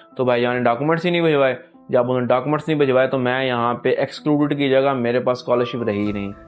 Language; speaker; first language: Urdu; non-native, local second language; Punjabi